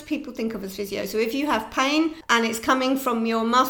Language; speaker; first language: English; native; English